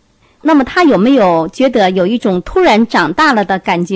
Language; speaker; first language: Chinese; native; Chinese